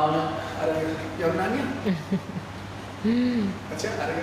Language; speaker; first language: Indonesian; non-native, fluent; English